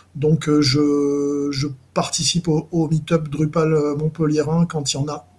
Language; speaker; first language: French; native; French